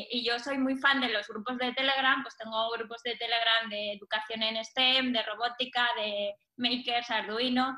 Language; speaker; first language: Spanish; native; Spanish